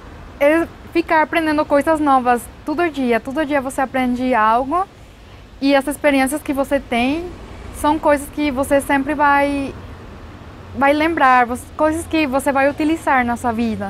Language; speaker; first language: Portuguese; non-native, fluent; Spanish